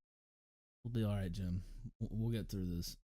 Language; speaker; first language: English; native; English